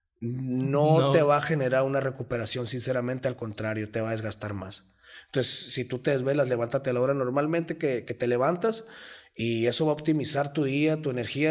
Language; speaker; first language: Spanish; native; Spanish